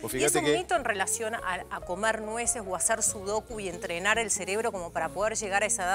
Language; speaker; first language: Spanish; native; Spanish